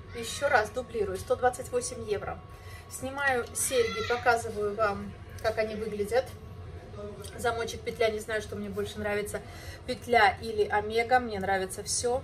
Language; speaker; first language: Russian; native; Russian